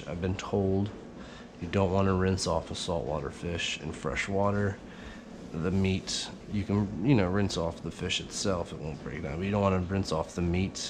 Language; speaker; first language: English; native; English